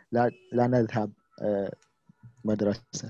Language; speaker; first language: Arabic; non-native, learner; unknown